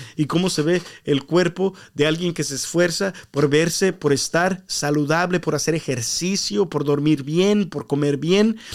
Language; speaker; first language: Spanish; early bilingual, heritage; Spanish